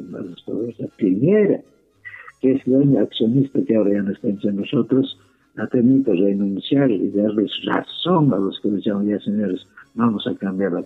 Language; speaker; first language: Spanish; non-native, local second language; Quechua